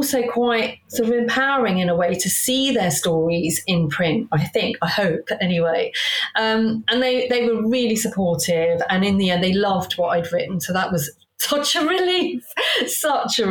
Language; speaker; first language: English; native; English